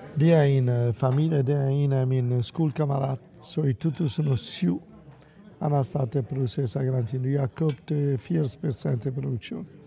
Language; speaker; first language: Danish; non-native, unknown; Italian